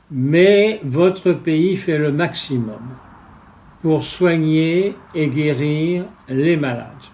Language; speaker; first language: French; non-native, fluent; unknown